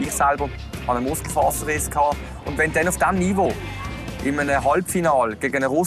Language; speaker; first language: German; native; German